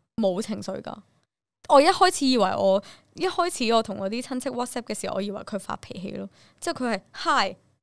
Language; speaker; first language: Cantonese; early bilingual, other home language; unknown